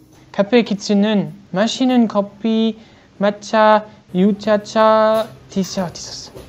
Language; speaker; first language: Korean; non-native, learner; French